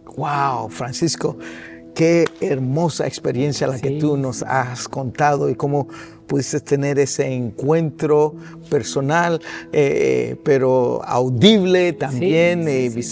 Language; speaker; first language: Spanish; early bilingual, heritage; Spanish